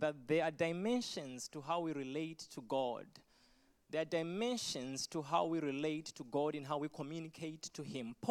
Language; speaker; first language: English; non-native, local second language; Shona